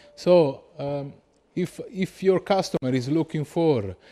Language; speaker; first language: English; non-native, fluent; Italian